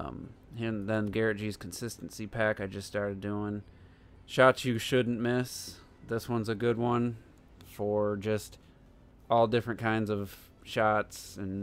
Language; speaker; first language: English; native; English